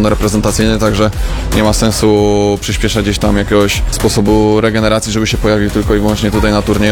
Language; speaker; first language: Polish; native; Polish